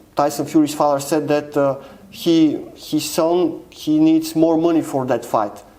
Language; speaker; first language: English; non-native, fluent; Bulgarian